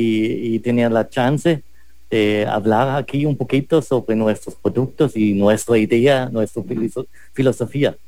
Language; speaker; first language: Spanish; non-native, fluent; German